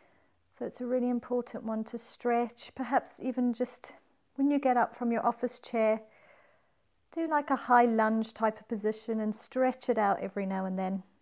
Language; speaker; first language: English; native; English